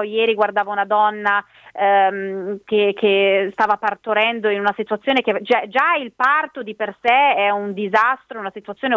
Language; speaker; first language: Italian; native; Italian